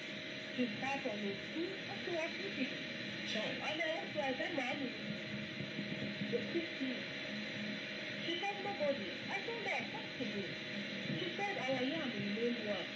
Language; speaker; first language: English; non-native, local second language; Yoruba